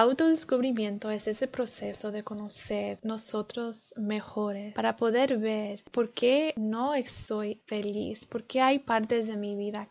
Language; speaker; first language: Spanish; early bilingual, heritage; Spanish